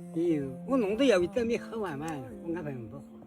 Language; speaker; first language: Chinese; native; Chinese